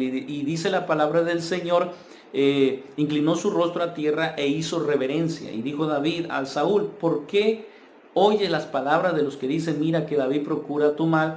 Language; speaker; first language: Spanish; native; Spanish